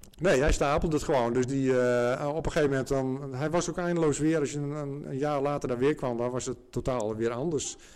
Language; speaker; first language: Dutch; native; Dutch